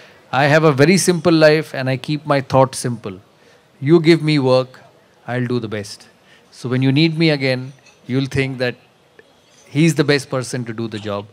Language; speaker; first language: English; non-native, local second language; Bangla